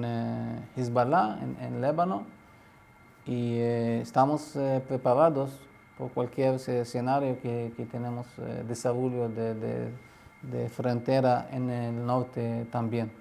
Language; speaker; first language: Spanish; non-native, learner; Arabic